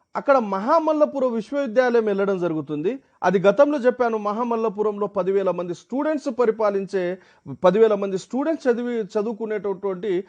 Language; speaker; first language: Telugu; non-native, local second language; Marathi